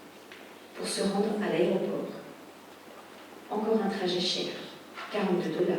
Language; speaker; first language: French; native; French